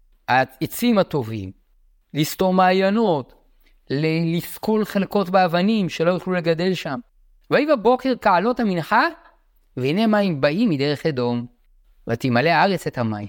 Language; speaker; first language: Hebrew; native; Hebrew